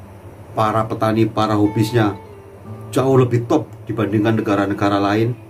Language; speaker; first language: Indonesian; native; Indonesian